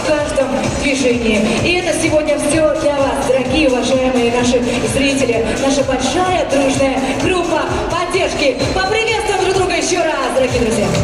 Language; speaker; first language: Russian; native; Russian